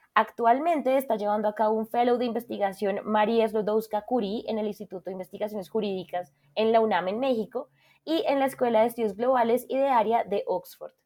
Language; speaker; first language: Spanish; native; Spanish